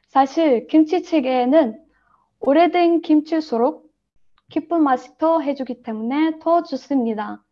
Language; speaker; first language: Korean; non-native, learner; Arabic